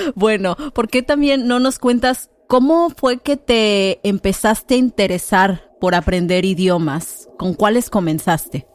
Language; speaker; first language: Spanish; native; Spanish